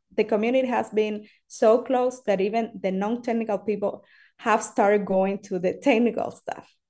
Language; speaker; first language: English; non-native, fluent; Spanish